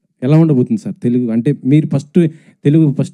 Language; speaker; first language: Telugu; native; Telugu